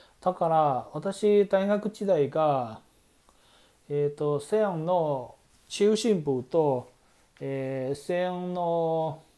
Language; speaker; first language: Japanese; non-native, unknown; Chinese